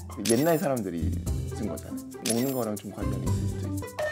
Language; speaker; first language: Korean; non-native, fluent; Thai